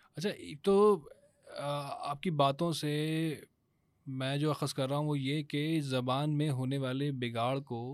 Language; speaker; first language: Urdu; native; Urdu